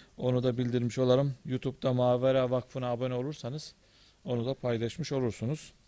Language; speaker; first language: Turkish; native; Turkish